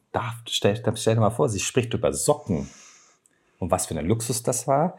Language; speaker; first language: German; non-native, fluent; Turkish